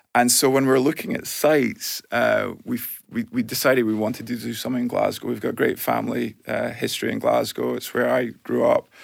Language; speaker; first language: English; native; English